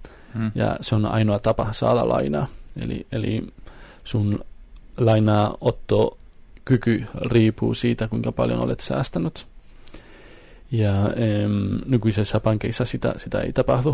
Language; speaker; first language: Finnish; non-native, fluent; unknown